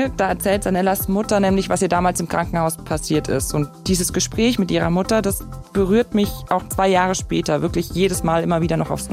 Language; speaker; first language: German; native; German